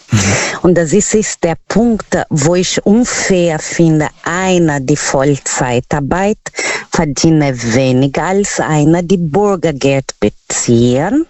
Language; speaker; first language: German; non-native, learner; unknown